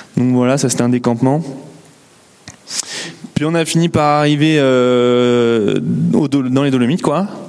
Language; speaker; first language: French; native; French